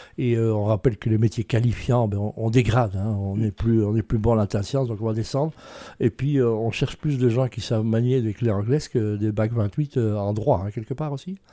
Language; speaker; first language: French; native; French